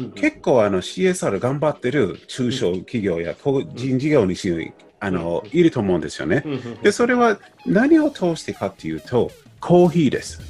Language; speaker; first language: Japanese; non-native, fluent; English